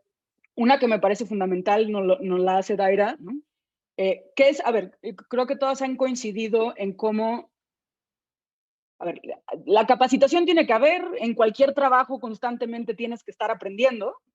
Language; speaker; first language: Spanish; native; Spanish